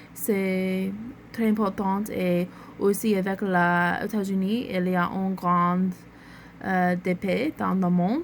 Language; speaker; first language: French; non-native, learner; English